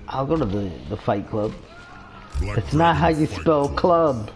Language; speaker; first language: English; native; English